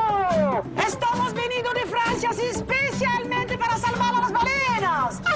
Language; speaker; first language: Spanish; non-native, learner; French